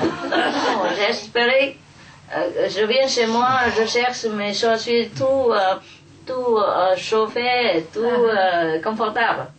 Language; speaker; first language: French; non-native, fluent; Vietnamese